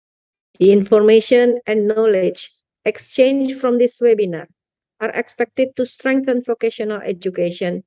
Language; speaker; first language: English; non-native, fluent; Indonesian